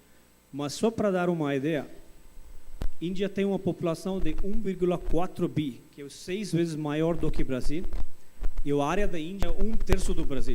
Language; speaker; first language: Portuguese; non-native, fluent; English